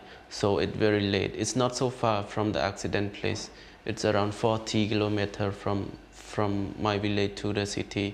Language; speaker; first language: English; non-native, learner; Khmer